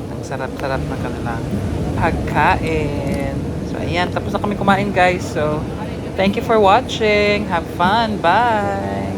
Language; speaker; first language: Filipino; non-native, local second language; Cebuano